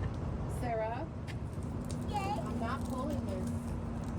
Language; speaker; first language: English; native; English